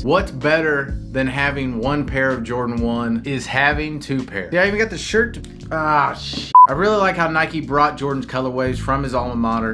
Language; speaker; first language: English; native; English